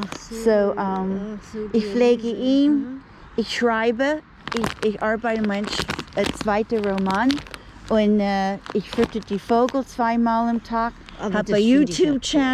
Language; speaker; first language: German; non-native, learner; English